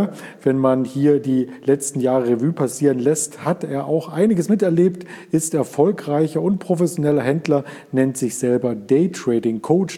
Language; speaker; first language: German; native; German